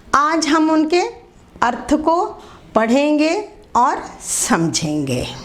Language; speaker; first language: Hindi; non-native, local second language; Telugu